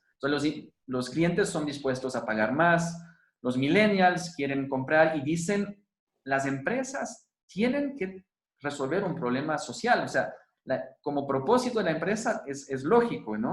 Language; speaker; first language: Spanish; non-native, fluent; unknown